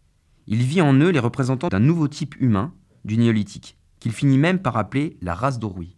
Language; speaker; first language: French; native; French